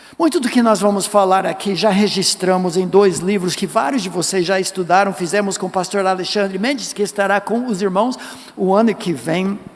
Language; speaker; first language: Portuguese; non-native, fluent; English